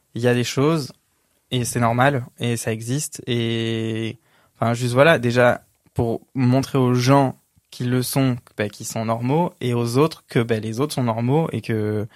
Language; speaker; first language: French; native; French